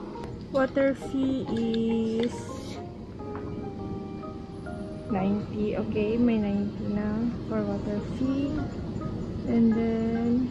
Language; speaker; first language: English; non-native, local second language; Filipino